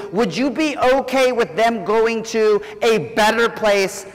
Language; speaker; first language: English; native; English